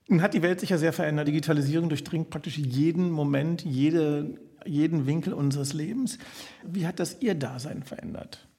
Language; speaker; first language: German; native; German